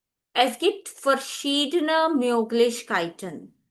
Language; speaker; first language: German; non-native, fluent; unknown